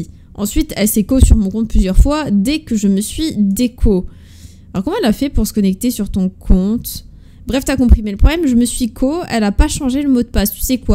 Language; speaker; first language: French; native; French